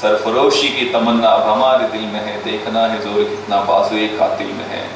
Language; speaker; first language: Hindi; non-native, local second language; Marathi